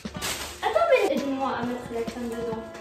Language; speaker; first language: French; non-native, local second language; Arabic